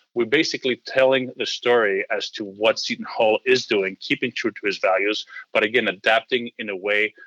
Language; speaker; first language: English; early bilingual, heritage; Greek